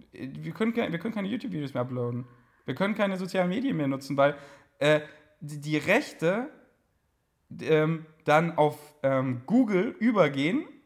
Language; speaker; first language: German; native; German